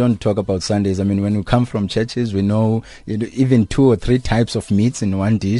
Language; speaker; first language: English; non-native, local second language; Xhosa